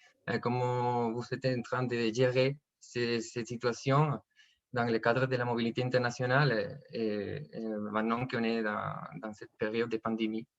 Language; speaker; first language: French; non-native, fluent; Spanish